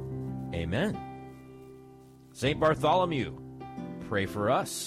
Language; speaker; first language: English; native; English